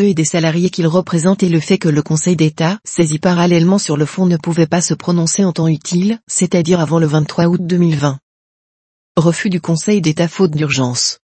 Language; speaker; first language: French; native; French